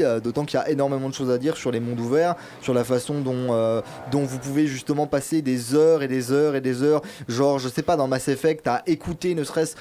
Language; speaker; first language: French; native; French